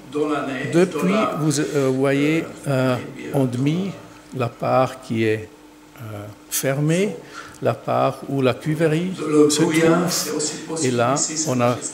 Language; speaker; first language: French; non-native, learner; German